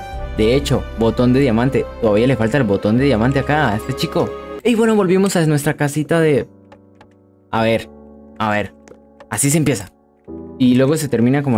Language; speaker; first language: Spanish; native; Spanish